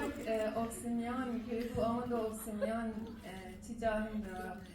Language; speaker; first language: Korean; non-native, learner; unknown